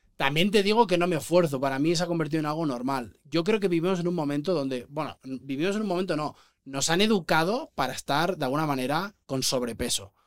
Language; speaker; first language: Spanish; native; Spanish